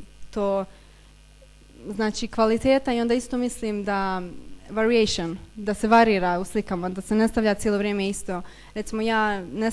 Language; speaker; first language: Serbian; early bilingual, heritage; Bosnian